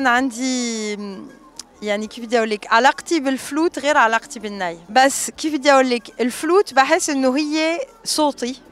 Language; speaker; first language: Arabic; native; Arabic